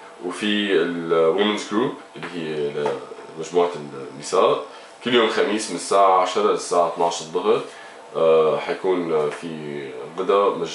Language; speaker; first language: Arabic; native; Arabic